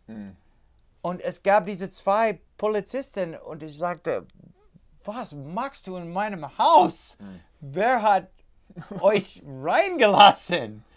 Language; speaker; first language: German; non-native, learner; English